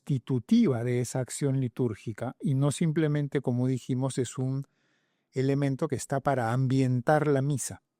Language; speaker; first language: Spanish; native; Spanish